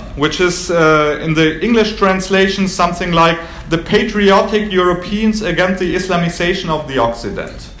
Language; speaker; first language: English; non-native, fluent; German